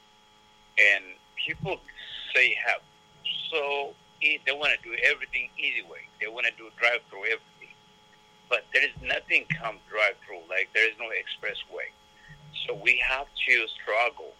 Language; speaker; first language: English; non-native, learner; Amharic